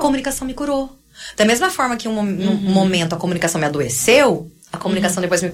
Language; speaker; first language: Portuguese; native; Portuguese